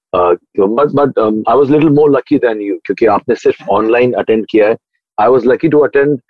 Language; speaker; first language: Hindi; native; Hindi